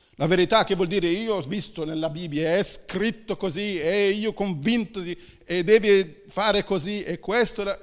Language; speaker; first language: Italian; non-native, fluent; Arabic